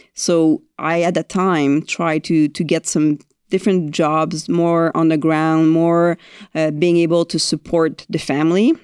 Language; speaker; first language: English; non-native, fluent; French